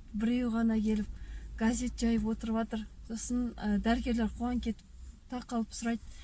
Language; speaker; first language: Kazakh; native; Kazakh